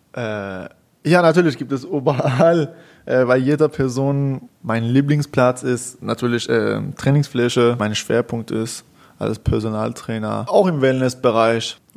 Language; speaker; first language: German; non-native, learner; Persian